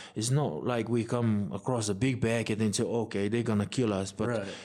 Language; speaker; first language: English; non-native, fluent; Samoan